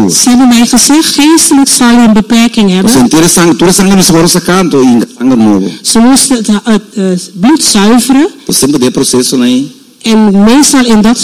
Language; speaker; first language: Dutch; non-native, local second language; Papiamento